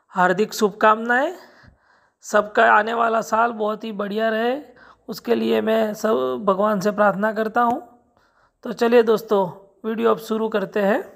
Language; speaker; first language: Hindi; non-native, local second language; Gujarati